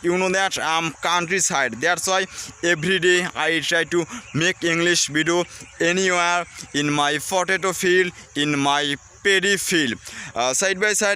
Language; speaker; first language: English; non-native, learner; Bangla